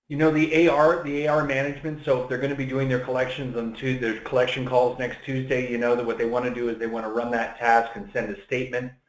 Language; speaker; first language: English; native; English